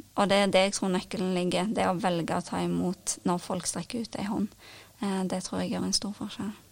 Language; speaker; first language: Norwegian; native; Norwegian